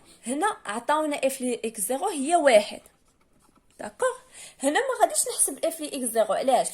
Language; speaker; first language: Arabic; native; Arabic